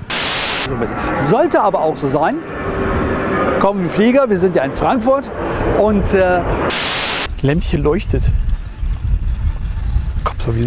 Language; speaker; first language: German; native; German